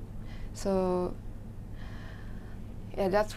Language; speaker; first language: English; non-native, learner; Japanese